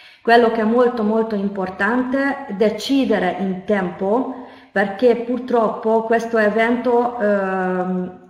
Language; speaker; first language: Italian; non-native, fluent; Hungarian